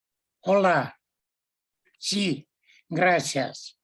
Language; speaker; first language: Spanish; non-native, learner; Russian